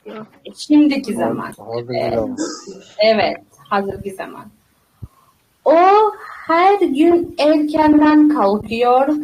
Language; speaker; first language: Turkish; non-native, fluent; Uzbek